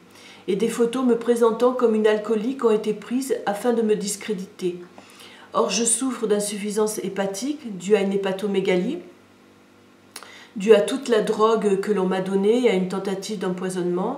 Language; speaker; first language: French; native; French